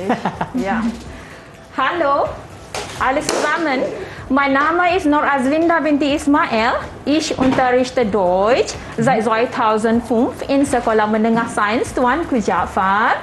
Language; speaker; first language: German; non-native, fluent; Malay